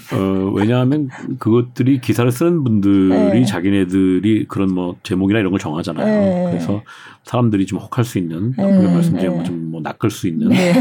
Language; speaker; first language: Korean; native; Korean